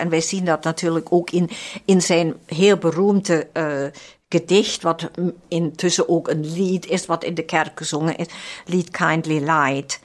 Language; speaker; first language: Dutch; non-native, fluent; German